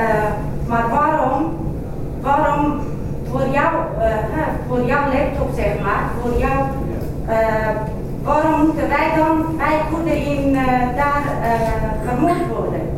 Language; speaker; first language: Dutch; non-native, fluent; Kurdish